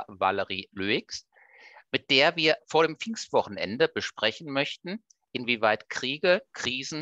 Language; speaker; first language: German; native; German